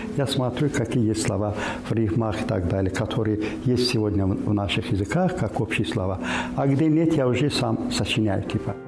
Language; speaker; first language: Russian; non-native, local second language; Azerbaijani